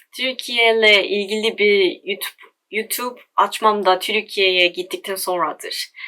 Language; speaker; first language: Turkish; non-native, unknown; Korean